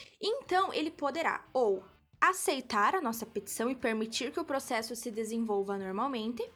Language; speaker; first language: Portuguese; native; Portuguese